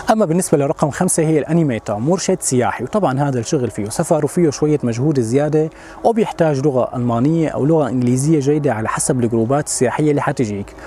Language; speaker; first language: Arabic; native; Arabic